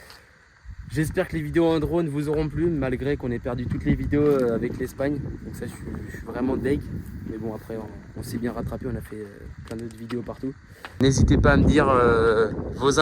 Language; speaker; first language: French; native; French